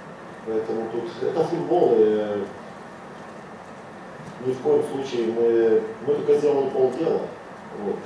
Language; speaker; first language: Russian; native; Russian